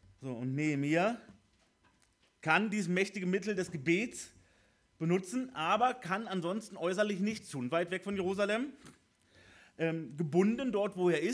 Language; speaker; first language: German; native; German